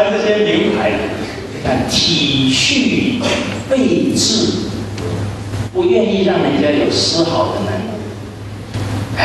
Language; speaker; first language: Chinese; native; Chinese